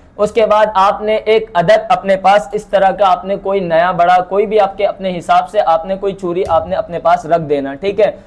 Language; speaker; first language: Urdu; non-native, local second language; Bangla